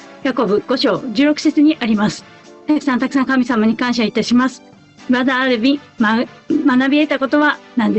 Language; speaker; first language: Japanese; non-native, learner; Filipino